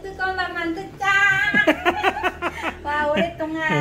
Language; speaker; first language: Korean; non-native, learner; Vietnamese